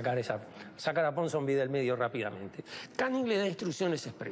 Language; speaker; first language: Spanish; native; Spanish